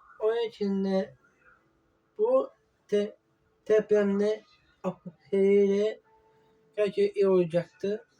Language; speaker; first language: Turkish; non-native, learner; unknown